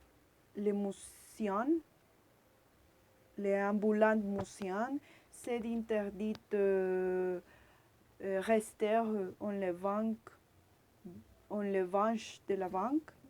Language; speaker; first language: French; non-native, learner; Spanish